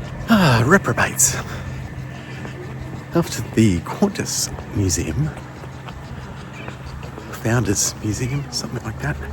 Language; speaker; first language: English; native; English